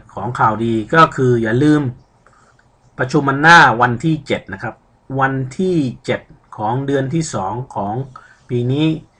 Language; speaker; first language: Thai; early bilingual, other home language; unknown